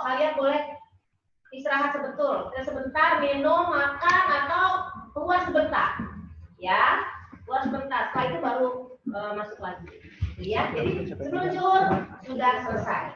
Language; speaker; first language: Indonesian; native; Indonesian